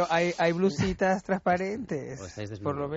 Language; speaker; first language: Spanish; native; Spanish